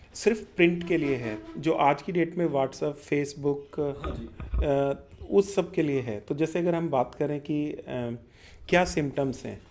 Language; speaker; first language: Hindi; non-native, local second language; Punjabi